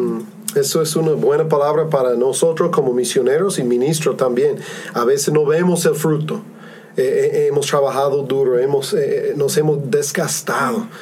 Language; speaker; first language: Spanish; non-native, fluent; English